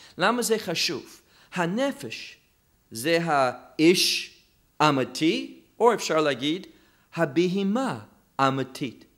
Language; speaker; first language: Hebrew; non-native, fluent; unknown